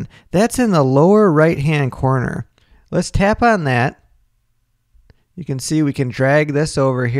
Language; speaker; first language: English; native; English